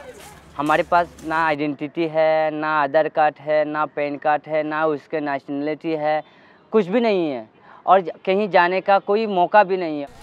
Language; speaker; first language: Hindi; non-native, learner; Rohingya